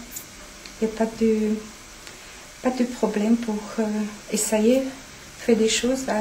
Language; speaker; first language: French; non-native, fluent; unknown